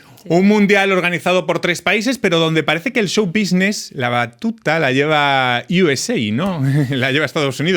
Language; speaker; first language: Spanish; native; Spanish